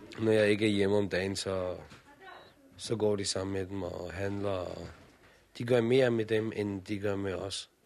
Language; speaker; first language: Danish; non-native, fluent; Romany